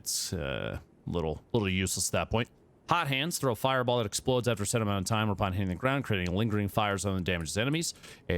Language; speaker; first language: English; native; English